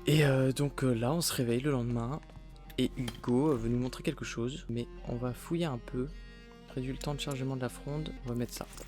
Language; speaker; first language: French; native; French